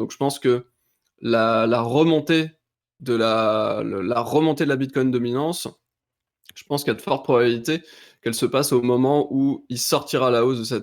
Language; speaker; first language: French; native; French